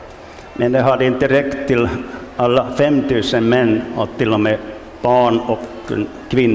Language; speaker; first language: Swedish; non-native, local second language; Finnish